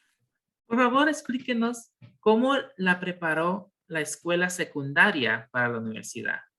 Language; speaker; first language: Spanish; early bilingual, heritage; Spanish